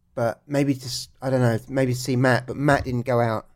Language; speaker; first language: English; native; English